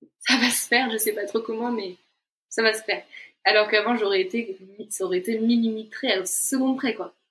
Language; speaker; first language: French; native; French